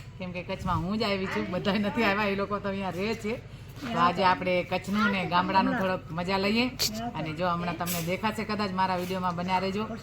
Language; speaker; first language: Gujarati; non-native, local second language; Kachhi